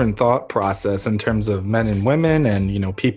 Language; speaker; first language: English; native; English